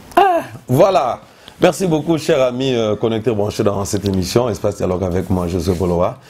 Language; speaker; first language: French; non-native, local second language; Lingala